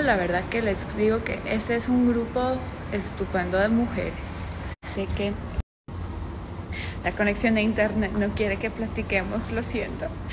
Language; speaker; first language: Spanish; native; Spanish